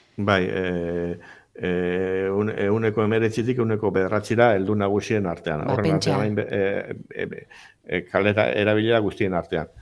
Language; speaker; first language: Basque; native; Basque